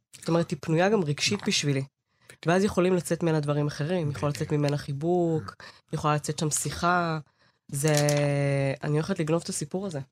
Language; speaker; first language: Hebrew; early bilingual, other home language; Amharic